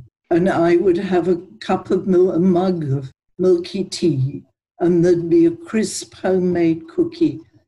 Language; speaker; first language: English; native; English